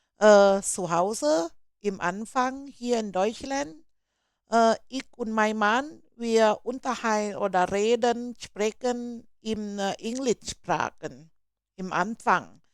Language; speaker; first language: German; non-native, learner; Thai